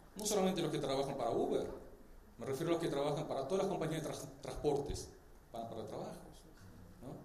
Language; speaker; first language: Spanish; early bilingual, other home language; Korean